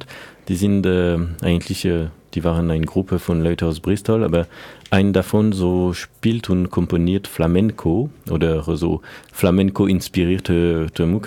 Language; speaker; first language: German; non-native, fluent; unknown